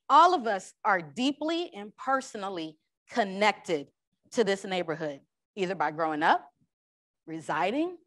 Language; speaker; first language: English; native; English